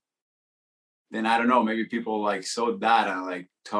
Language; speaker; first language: English; non-native, fluent; Spanish